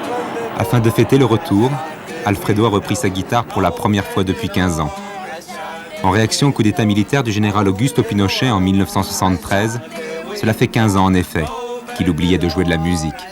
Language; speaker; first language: French; native; French